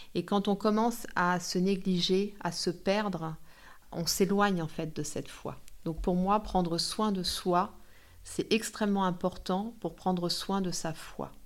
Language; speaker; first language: French; native; French